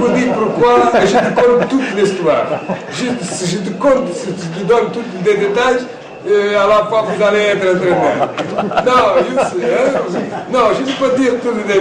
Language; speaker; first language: French; non-native, fluent; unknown